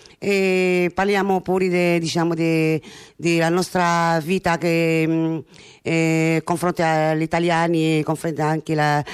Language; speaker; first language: Italian; non-native, fluent; Arabic